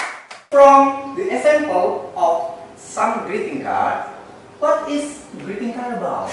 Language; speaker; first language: English; non-native, learner; Indonesian